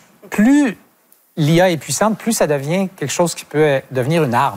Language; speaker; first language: French; native; French